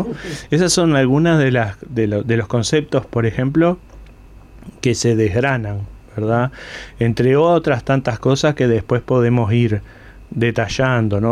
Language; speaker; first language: Spanish; native; Spanish